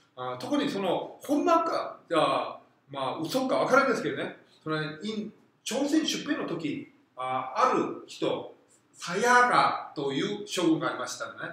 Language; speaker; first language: Japanese; non-native, fluent; Korean